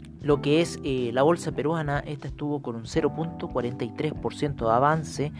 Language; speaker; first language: Spanish; native; Spanish